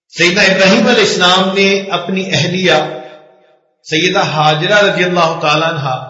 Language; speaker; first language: Urdu; non-native, local second language; Punjabi